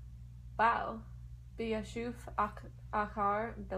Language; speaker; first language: Arabic; non-native, learner; English